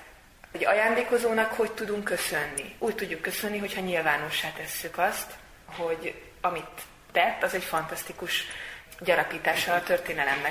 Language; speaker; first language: Hungarian; native; Hungarian